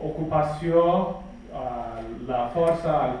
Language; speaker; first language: Catalan; non-native, fluent; Kurdish